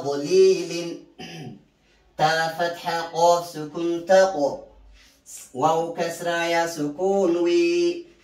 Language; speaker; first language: Arabic; non-native, fluent; Oromo